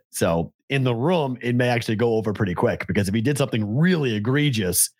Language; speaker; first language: English; native; English